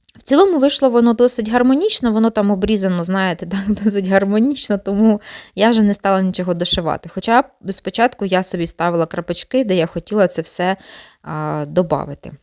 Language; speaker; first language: Ukrainian; non-native, local second language; Russian